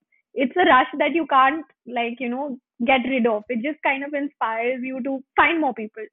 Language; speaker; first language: English; non-native, local second language; Hindi